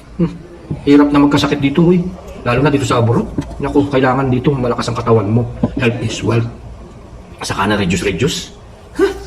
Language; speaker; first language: Filipino; non-native, local second language; Pampanga